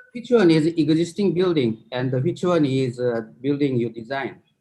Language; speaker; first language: English; non-native, fluent; Korean